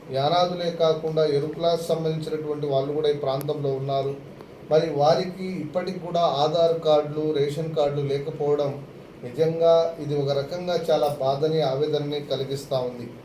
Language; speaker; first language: Telugu; non-native, local second language; Lambadi